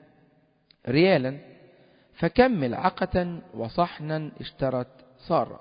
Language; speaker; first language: Arabic; native; Arabic